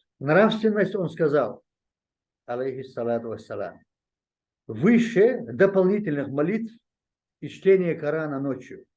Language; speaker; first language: Russian; non-native, local second language; Chechen